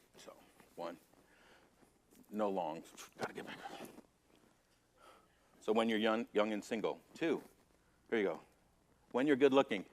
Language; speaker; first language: English; native; English